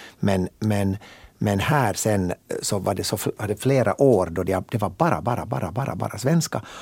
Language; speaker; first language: Swedish; native; Swedish